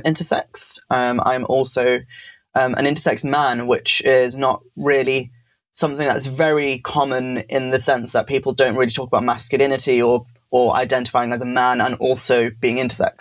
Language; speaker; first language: English; native; English